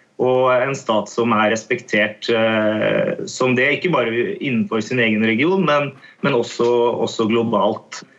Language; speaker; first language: Norwegian; native; Norwegian